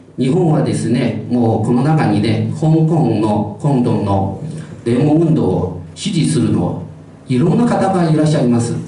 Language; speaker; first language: Japanese; non-native, fluent; Chinese